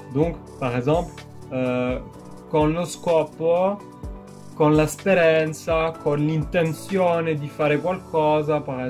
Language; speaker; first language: Italian; non-native, fluent; French